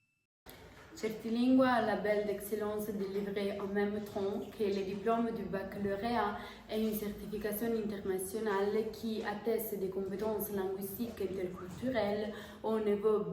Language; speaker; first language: French; non-native, learner; Italian